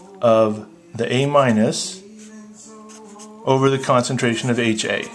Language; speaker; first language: English; native; English